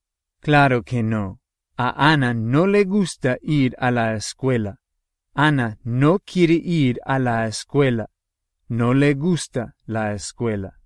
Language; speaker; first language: Spanish; non-native, fluent; English